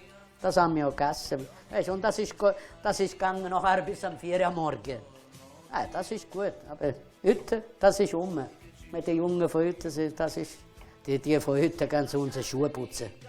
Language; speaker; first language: German; non-native, fluent; Italian